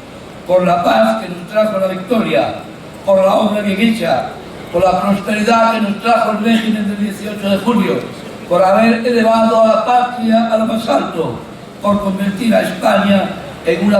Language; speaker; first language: Spanish; native; Spanish